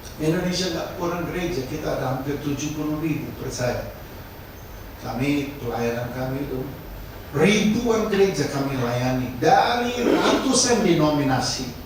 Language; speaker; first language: Indonesian; non-native, fluent; English